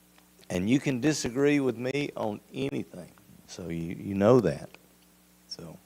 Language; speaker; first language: English; native; English